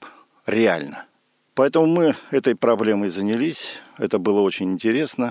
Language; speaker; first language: Russian; native; Russian